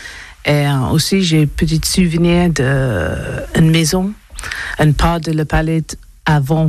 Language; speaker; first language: French; non-native, learner; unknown